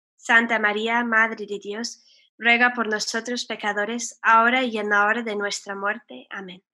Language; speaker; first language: Spanish; non-native, fluent; English